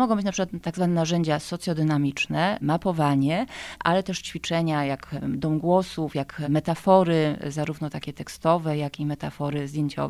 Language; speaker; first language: Polish; native; Polish